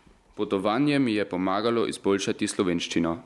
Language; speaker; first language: Slovenian; non-native, learner; German